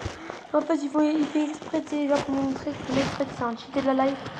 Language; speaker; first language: French; native; French